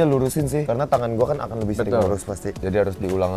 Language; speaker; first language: Indonesian; native; Indonesian